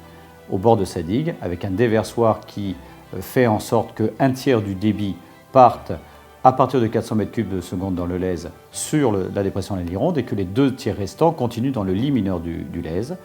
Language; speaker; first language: French; native; French